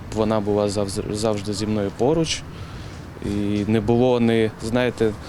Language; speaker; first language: Ukrainian; native; Ukrainian